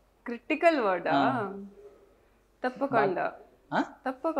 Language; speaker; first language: Telugu; non-native, learner; Punjabi